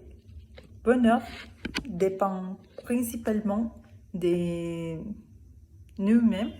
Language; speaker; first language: French; non-native, learner; Spanish